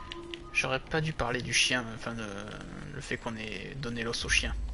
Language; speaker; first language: French; native; French